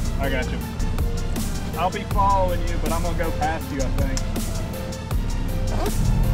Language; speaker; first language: English; native; English